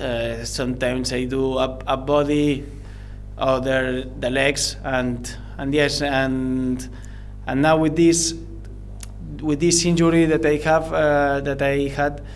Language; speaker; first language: English; non-native, learner; Spanish